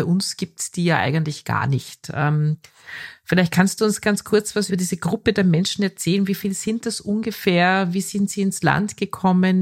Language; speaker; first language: German; native; German